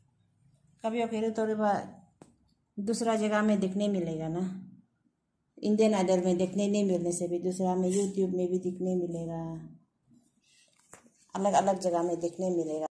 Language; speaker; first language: Hindi; non-native, local second language; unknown